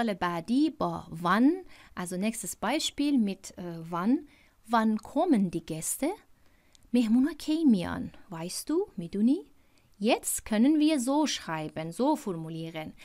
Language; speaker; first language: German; non-native, fluent; Persian